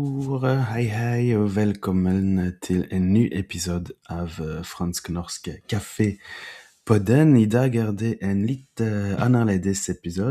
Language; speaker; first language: Norwegian; non-native, fluent; French